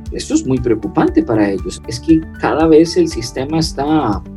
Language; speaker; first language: Spanish; non-native, fluent; French